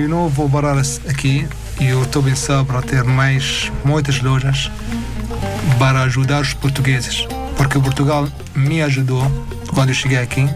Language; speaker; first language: Portuguese; non-native, learner; Arabic